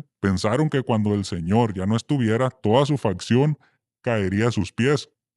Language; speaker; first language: Spanish; native; Spanish